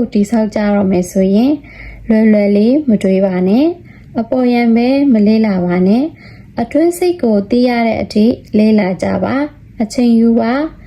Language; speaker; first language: Burmese; non-native, local second language; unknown